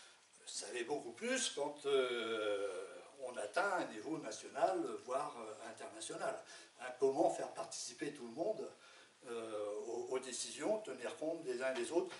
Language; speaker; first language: French; native; French